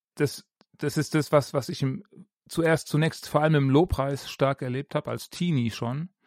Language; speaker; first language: German; native; German